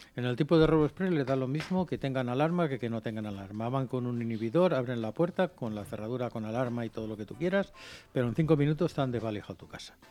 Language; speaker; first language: Spanish; non-native, local second language; Catalan